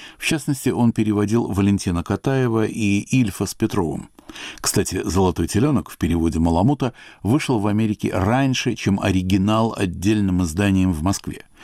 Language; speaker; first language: Russian; native; Russian